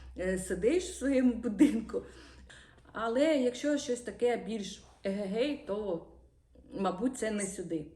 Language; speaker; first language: Ukrainian; native; Ukrainian